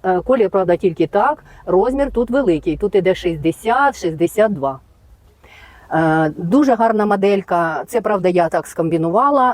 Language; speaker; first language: Ukrainian; native; Ukrainian